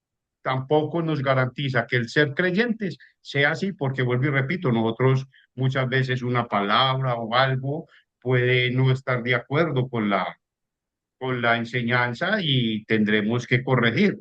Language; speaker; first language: Spanish; native; Spanish